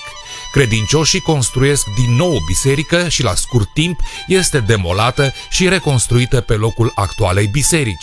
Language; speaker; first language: Romanian; native; Romanian